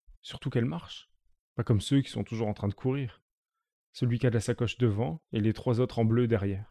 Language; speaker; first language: French; native; French